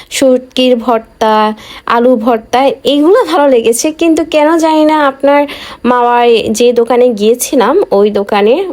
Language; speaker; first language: Bangla; native; Bangla